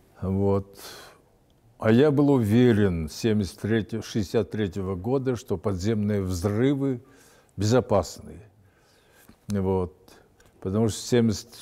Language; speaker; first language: Russian; native; Russian